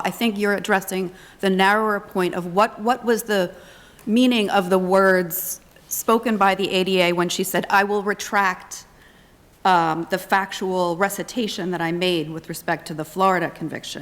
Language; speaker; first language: English; native; English